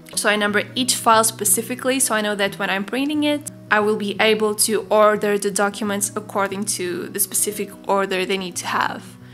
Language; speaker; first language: English; non-native, fluent; Portuguese